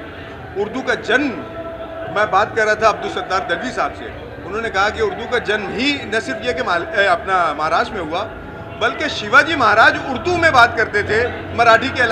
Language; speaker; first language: Hindi; native; Hindi